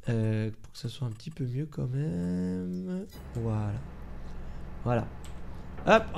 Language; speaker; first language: French; native; French